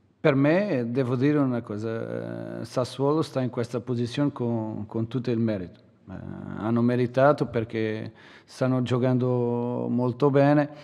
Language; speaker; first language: Italian; non-native, learner; Portuguese